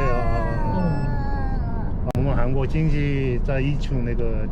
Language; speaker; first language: Chinese; non-native, fluent; Korean